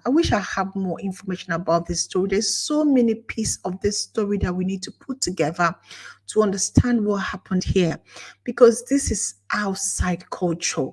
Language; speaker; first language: English; non-native, local second language; Igbo